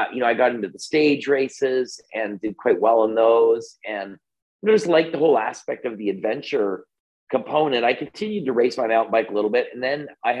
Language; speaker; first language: English; native; English